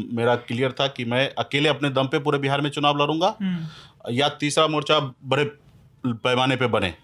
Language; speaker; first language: Hindi; native; Hindi